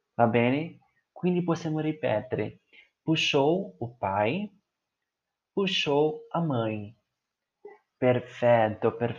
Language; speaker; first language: Italian; non-native, fluent; Portuguese